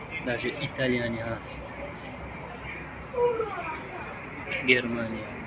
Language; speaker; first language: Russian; non-native, local second language; Tajik